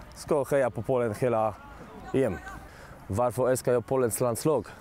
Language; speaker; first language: Swedish; non-native, fluent; Polish